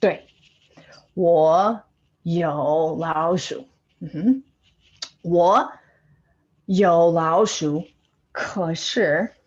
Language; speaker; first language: Chinese; non-native, fluent; English